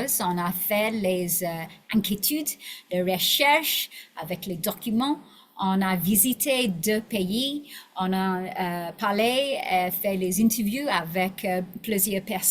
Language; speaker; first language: French; non-native, learner; English